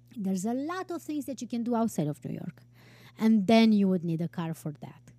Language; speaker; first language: English; non-native, fluent; Romanian